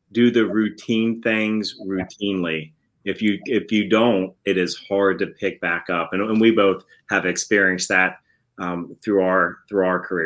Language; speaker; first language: English; native; English